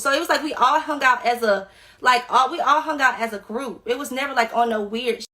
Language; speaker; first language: English; native; English